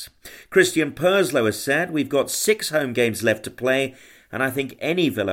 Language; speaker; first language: English; native; English